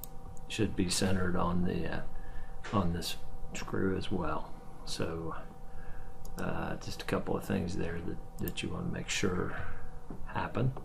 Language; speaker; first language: English; native; English